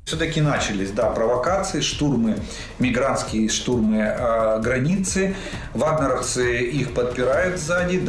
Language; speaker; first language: Russian; native; Russian